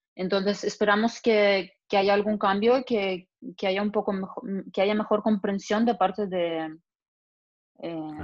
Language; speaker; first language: Spanish; non-native, fluent; Russian